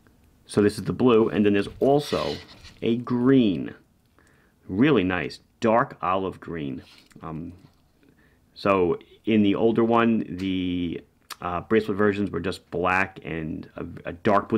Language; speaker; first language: English; native; English